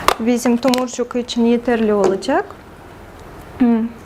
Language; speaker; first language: Turkish; non-native, fluent; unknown